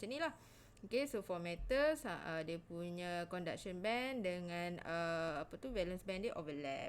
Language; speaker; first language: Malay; native; Malay